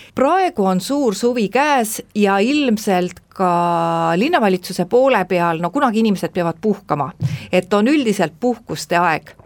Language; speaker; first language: Estonian; native; Estonian